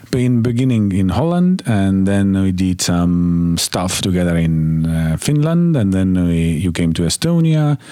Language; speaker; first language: English; non-native, fluent; Estonian